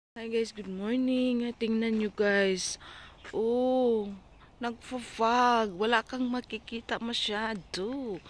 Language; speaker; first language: Filipino; non-native, local second language; Cebuano